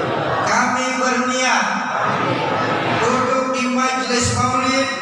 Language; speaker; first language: Indonesian; native; Indonesian